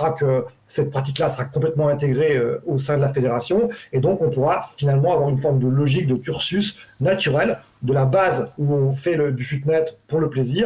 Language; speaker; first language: French; native; French